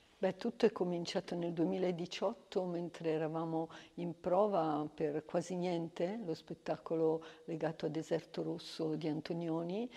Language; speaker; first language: Italian; native; Italian